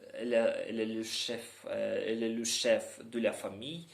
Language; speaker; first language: French; non-native, learner; Ukrainian